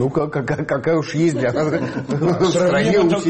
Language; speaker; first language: Russian; native; Russian